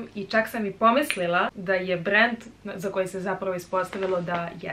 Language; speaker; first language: Serbian; native; Serbian